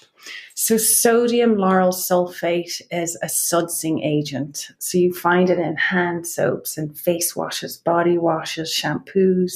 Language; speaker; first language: English; native; English